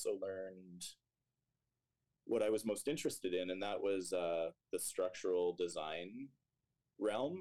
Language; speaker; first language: English; native; English